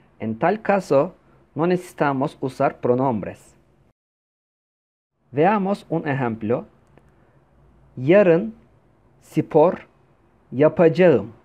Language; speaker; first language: Spanish; non-native, fluent; Turkish